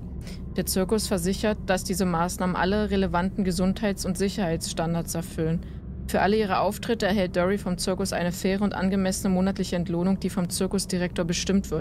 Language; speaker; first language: German; native; German